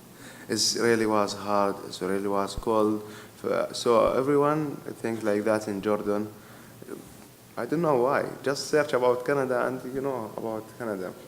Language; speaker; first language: English; non-native, learner; Arabic